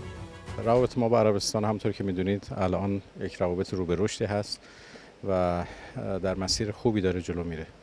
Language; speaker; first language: Persian; native; Persian